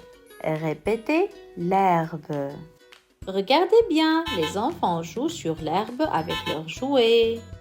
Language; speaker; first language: French; non-native, local second language; Arabic